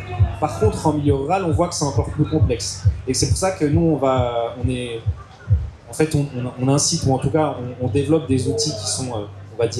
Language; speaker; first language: French; native; French